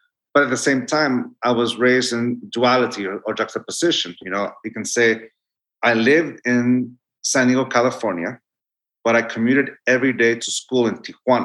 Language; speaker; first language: English; non-native, fluent; Spanish